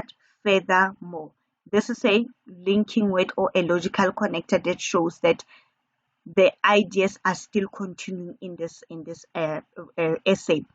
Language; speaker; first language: English; non-native, local second language; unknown